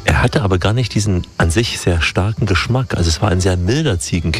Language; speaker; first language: German; native; German